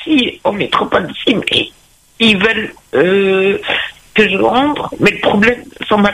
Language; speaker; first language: French; non-native, local second language; Arabic